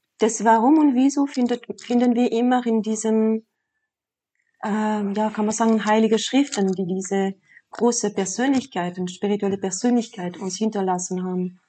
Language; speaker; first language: German; non-native, fluent; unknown